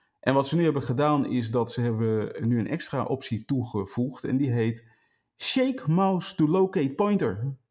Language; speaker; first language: Dutch; native; Dutch